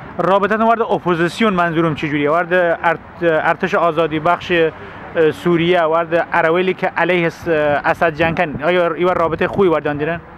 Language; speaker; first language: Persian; non-native, local second language; Kurdish